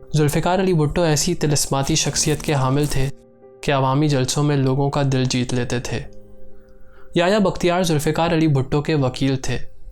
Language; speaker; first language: Urdu; native; Urdu